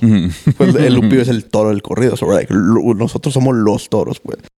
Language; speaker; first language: Spanish; early bilingual, heritage; Spanish